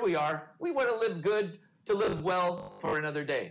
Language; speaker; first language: English; native; English